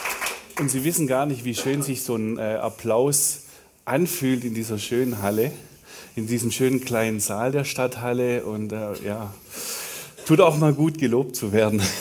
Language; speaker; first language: German; native; German